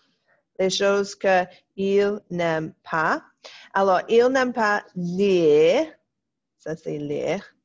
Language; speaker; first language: French; non-native, fluent; English